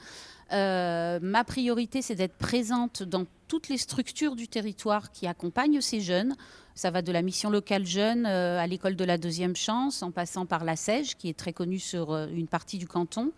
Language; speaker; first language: French; native; French